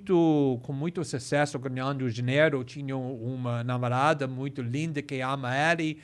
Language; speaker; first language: Portuguese; non-native, fluent; English